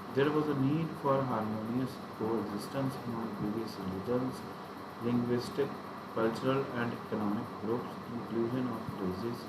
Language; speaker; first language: English; non-native, local second language; Punjabi